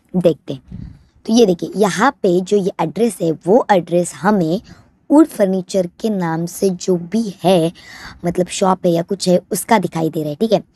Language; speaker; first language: Hindi; native; Hindi